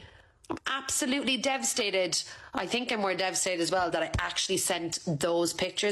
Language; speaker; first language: English; native; English